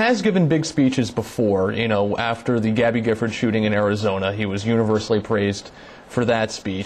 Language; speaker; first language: English; native; English